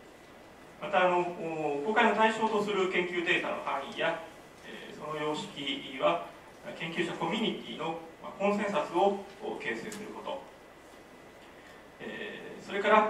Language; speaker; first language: Japanese; native; Japanese